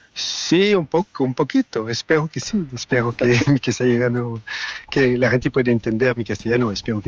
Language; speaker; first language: Spanish; non-native, fluent; French